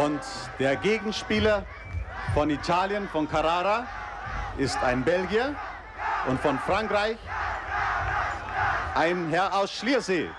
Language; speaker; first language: German; native; German